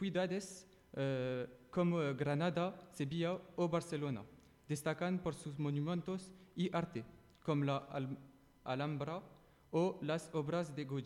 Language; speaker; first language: Spanish; non-native, learner; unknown